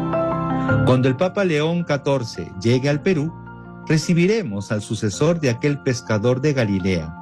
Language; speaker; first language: Spanish; native; Spanish